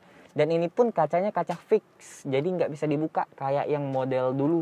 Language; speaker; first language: Indonesian; native; Indonesian